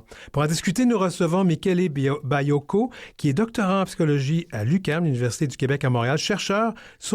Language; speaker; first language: French; native; French